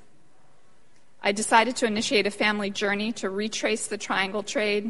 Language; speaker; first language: English; native; English